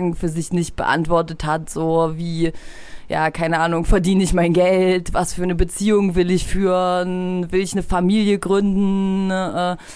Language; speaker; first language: German; native; German